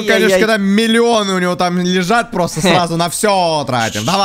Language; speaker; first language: Russian; native; Russian